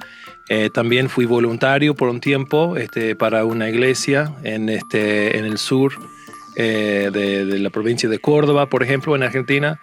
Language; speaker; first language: Spanish; non-native, fluent; English